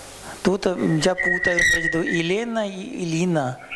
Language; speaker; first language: Russian; non-native, learner; Hindi